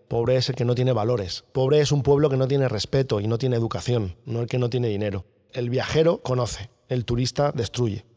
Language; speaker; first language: Spanish; native; Spanish